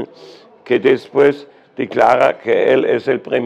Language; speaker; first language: Spanish; non-native, learner; German